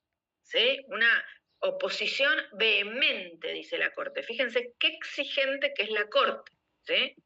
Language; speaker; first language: Spanish; native; Spanish